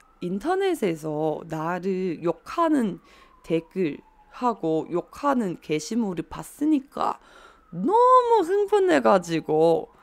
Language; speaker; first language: Korean; non-native, fluent; Chinese